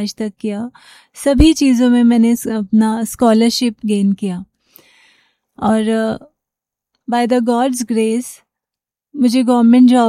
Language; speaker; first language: Hindi; native; Hindi